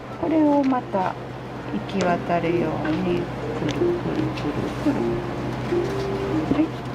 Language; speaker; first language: Japanese; native; Japanese